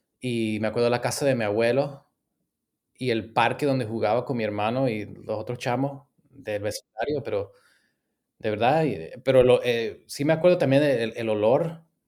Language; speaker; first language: Spanish; early bilingual, heritage; Spanish